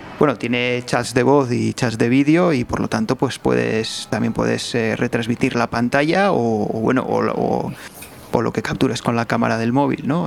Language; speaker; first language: Spanish; native; Spanish